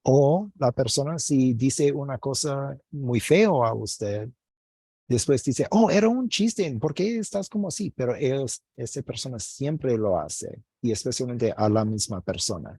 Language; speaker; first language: Spanish; non-native, fluent; English